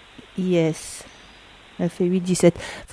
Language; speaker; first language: English; non-native, learner; French